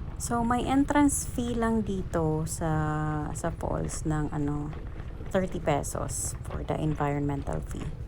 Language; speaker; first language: Filipino; non-native, local second language; Bikol